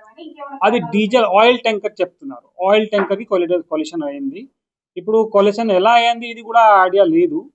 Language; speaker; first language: Telugu; non-native, local second language; Urdu